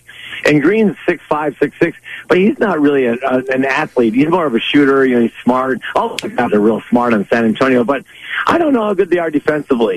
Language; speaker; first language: English; native; English